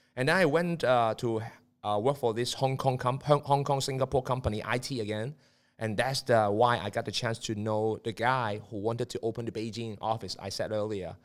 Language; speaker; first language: English; non-native, local second language; Cantonese